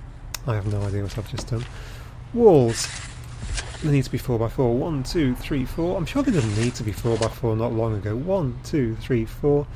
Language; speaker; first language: English; native; English